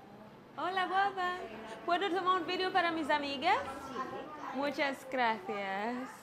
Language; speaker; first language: Spanish; non-native, learner; Swahili